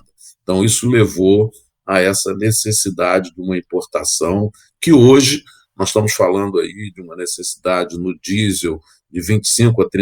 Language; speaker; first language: Portuguese; native; Portuguese